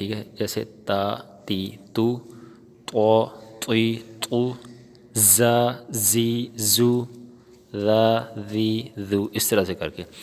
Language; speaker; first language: Urdu; non-native, local second language; Punjabi